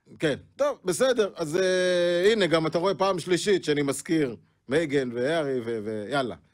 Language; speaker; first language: Hebrew; native; Hebrew